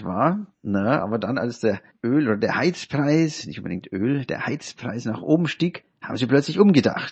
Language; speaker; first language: German; native; German